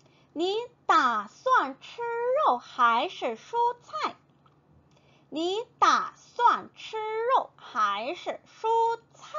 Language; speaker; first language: Chinese; non-native, fluent; Korean